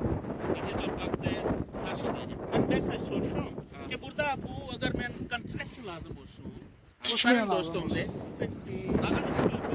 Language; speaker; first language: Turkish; non-native, learner; Urdu